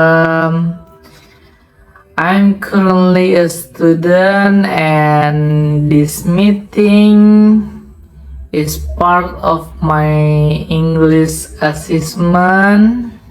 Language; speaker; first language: English; non-native, learner; Indonesian